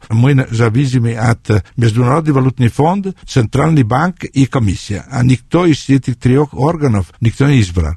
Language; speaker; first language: Russian; non-native, fluent; Italian